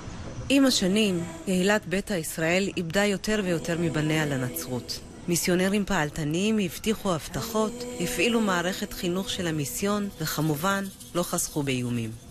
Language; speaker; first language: Hebrew; native; Hebrew